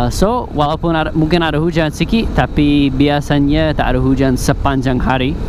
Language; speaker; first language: Malay; non-native, fluent; English